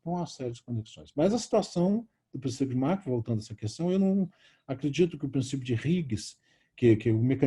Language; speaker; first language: Portuguese; native; Portuguese